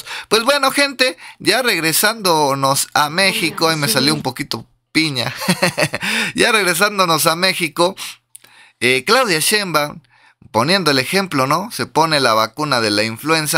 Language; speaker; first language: Spanish; native; Spanish